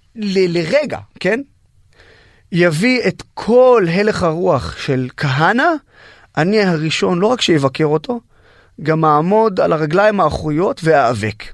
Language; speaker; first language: Hebrew; non-native, local second language; Arabic